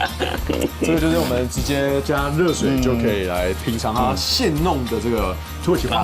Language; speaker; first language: Chinese; native; Chinese